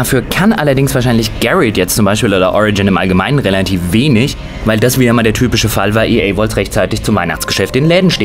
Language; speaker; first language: German; native; German